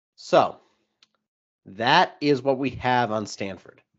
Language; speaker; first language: English; native; English